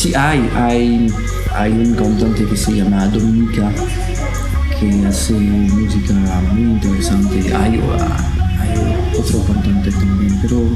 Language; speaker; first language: Spanish; non-native, learner; French